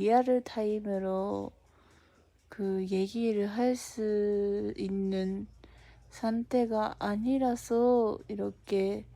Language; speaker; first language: Korean; non-native, fluent; Japanese